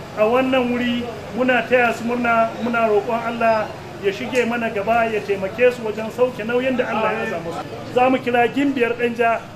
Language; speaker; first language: Hausa; native; Hausa